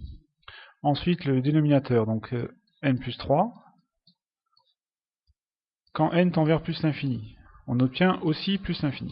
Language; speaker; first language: French; native; French